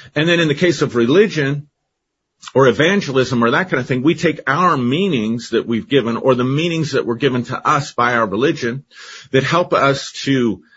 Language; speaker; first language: English; native; English